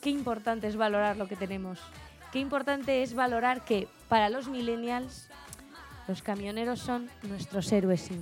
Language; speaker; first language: Spanish; native; Spanish